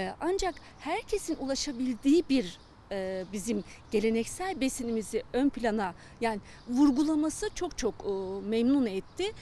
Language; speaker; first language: Turkish; native; Turkish